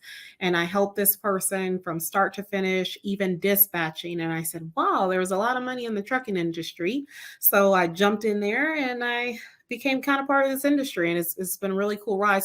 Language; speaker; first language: English; native; English